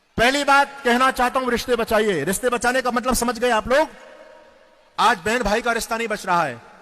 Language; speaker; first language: Hindi; native; Hindi